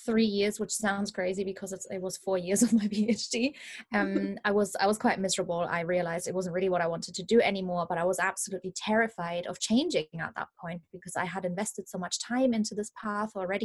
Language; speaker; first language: English; non-native, fluent; German